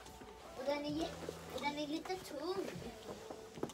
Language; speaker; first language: Swedish; early bilingual, other home language; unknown